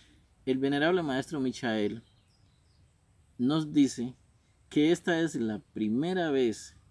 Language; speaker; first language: Spanish; native; Spanish